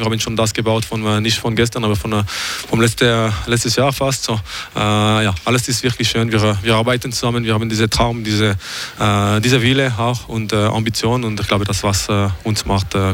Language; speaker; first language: German; non-native, fluent; French